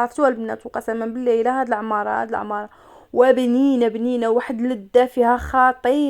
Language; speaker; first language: Arabic; native; Arabic